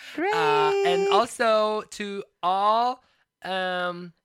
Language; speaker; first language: English; non-native, fluent; Japanese